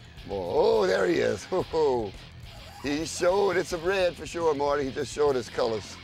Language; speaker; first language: English; native; English